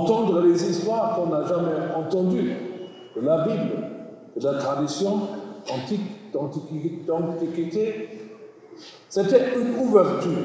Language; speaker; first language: French; non-native, learner; German